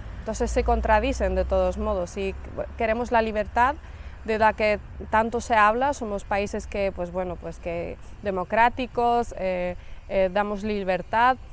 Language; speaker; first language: Spanish; early bilingual, other home language; Arabic